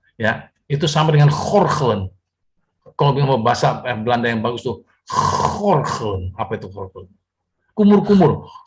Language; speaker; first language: Indonesian; native; Indonesian